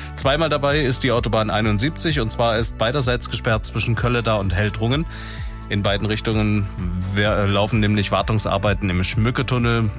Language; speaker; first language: German; native; German